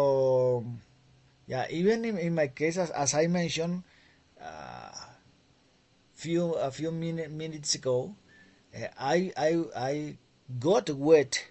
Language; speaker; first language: English; non-native, fluent; Spanish